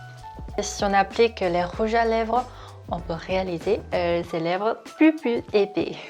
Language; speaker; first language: French; non-native, fluent; Korean